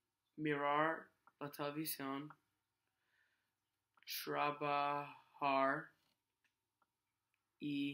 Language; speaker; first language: Spanish; non-native, learner; English